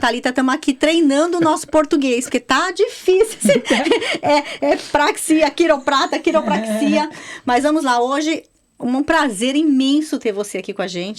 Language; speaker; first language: Portuguese; native; Portuguese